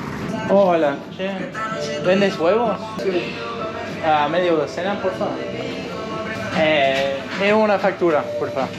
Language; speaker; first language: Spanish; non-native, learner; English